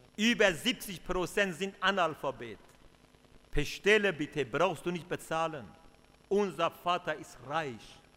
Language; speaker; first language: German; non-native, fluent; Kurdish